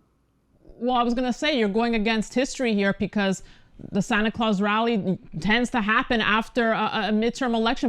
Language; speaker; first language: English; native; English